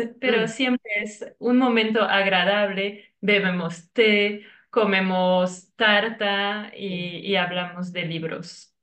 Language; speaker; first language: Spanish; non-native, fluent; French